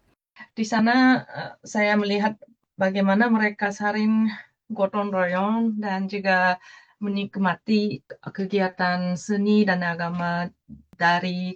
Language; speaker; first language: Indonesian; non-native, fluent; Japanese